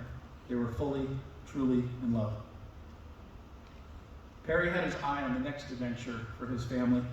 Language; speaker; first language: English; native; English